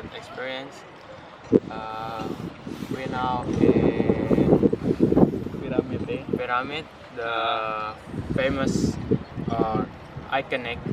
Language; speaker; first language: English; non-native, learner; Indonesian